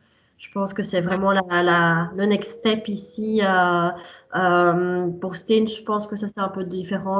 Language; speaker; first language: French; native; French